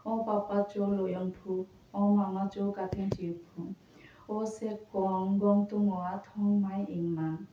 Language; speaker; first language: Cantonese; non-native, learner; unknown